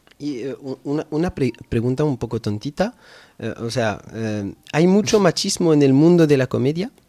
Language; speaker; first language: Spanish; non-native, fluent; French